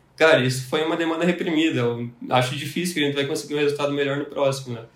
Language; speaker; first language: Portuguese; native; Portuguese